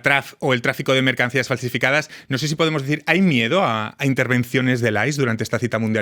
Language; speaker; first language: Spanish; native; Spanish